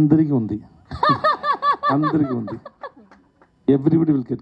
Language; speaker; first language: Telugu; non-native, learner; Tamil